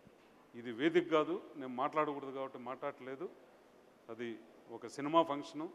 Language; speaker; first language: Telugu; native; Telugu